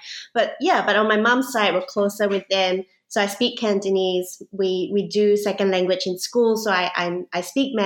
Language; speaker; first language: English; native; English